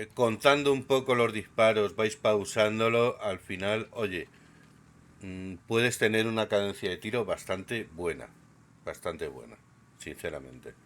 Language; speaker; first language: Spanish; native; Spanish